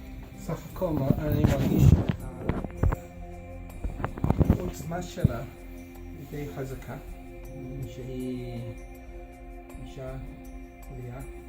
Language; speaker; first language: Hebrew; non-native, fluent; English